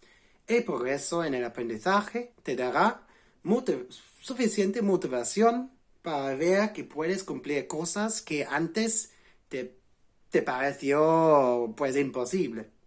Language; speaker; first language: Spanish; non-native, fluent; English